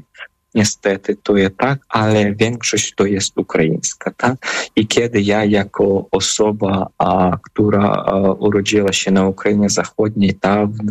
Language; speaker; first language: Polish; non-native, fluent; Ukrainian